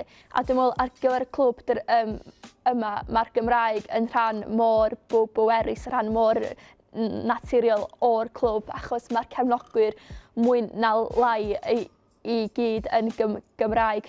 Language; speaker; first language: Welsh; native; Welsh